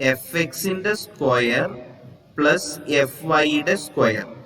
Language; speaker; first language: English; non-native, local second language; Malayalam